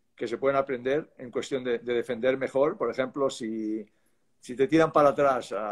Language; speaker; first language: Spanish; native; Spanish